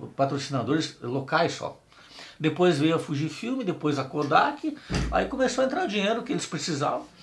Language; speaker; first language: Portuguese; native; Portuguese